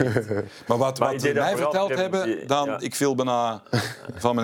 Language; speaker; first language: Dutch; native; Dutch